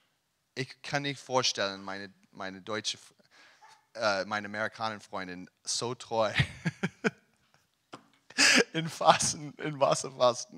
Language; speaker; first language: German; non-native, learner; English